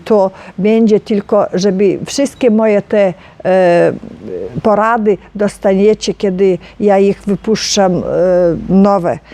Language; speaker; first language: Polish; non-native, learner; Ukrainian